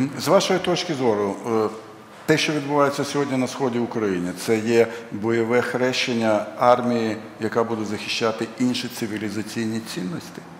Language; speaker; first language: Ukrainian; non-native, local second language; Russian